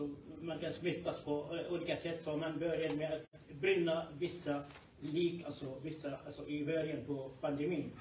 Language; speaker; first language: Swedish; non-native, fluent; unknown